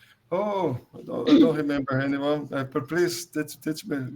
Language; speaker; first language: English; non-native, learner; Portuguese